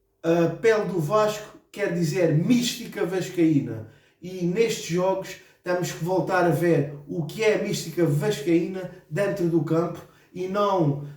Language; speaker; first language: Portuguese; native; Portuguese